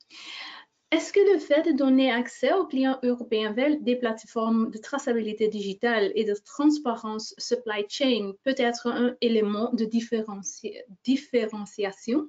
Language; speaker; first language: French; non-native, fluent; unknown